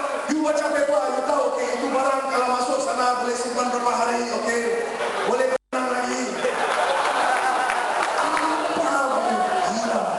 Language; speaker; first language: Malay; non-native, local second language; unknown